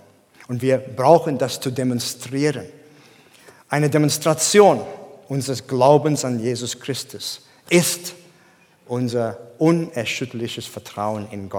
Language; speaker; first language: German; non-native, fluent; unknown